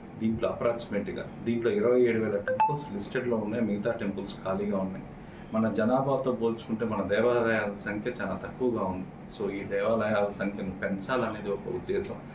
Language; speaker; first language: Telugu; native; Telugu